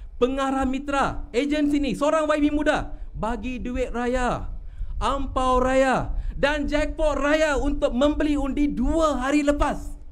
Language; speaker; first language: Malay; non-native, local second language; Tamil